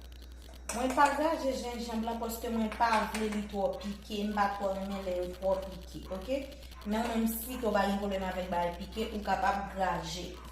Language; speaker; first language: French; non-native, learner; Haitian Creole